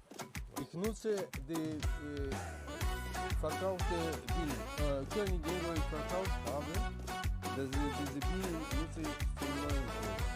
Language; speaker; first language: German; non-native, learner; Russian